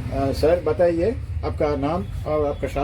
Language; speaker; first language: Hindi; non-native, local second language; Telugu